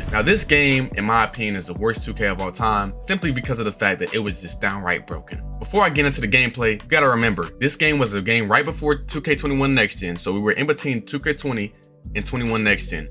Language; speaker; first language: English; native; English